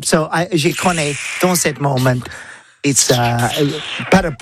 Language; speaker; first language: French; non-native, learner; English